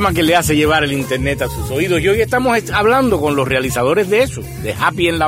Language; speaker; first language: Spanish; native; Spanish